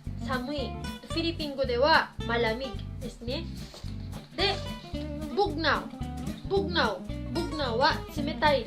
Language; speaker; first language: Japanese; non-native, fluent; Filipino